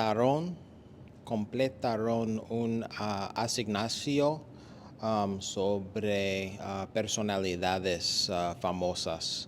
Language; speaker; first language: Spanish; non-native, learner; English